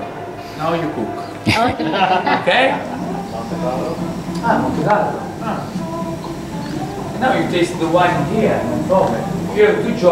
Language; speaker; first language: English; non-native, learner; Italian